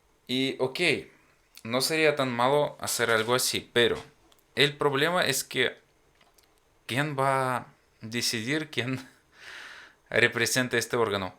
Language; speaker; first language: Spanish; non-native, fluent; Ukrainian